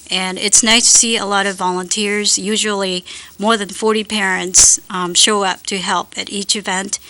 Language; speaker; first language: English; non-native, fluent; Japanese